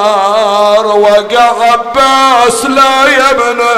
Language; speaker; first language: Arabic; native; Arabic